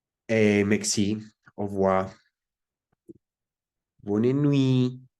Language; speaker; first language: French; non-native, learner; Spanish